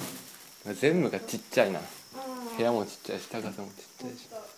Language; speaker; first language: Japanese; native; Japanese